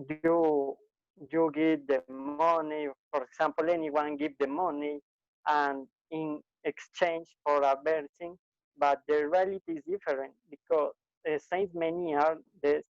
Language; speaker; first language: English; non-native, learner; Spanish